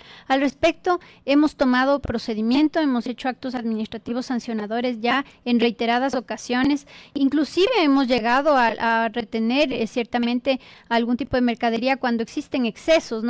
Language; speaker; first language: Spanish; native; Spanish